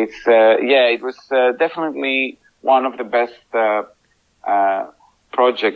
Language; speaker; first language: English; non-native, fluent; Greek